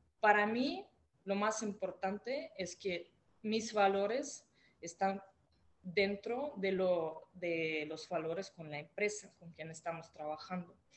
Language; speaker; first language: Spanish; non-native, fluent; Russian